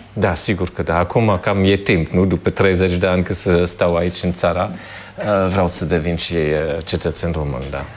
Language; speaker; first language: Romanian; non-native, fluent; German